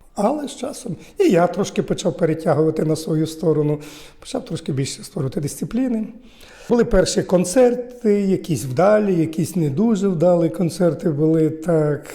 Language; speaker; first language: Ukrainian; native; Ukrainian